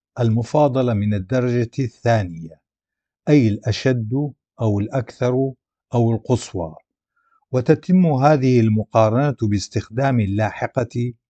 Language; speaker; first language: Arabic; non-native, local second language; Adyghe